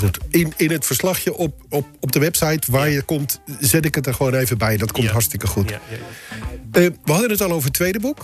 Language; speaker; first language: Dutch; native; Dutch